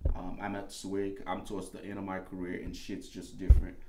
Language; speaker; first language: English; native; English